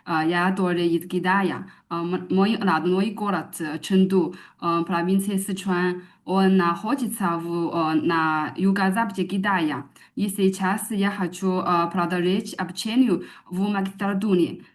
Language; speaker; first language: Russian; non-native, learner; Chinese